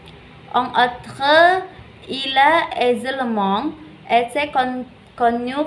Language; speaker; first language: French; non-native, learner; Indonesian